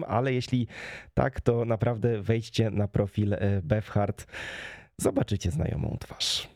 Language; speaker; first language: Polish; native; Polish